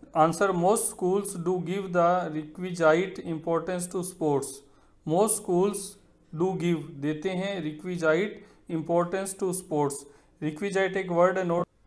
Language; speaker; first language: Hindi; native; Hindi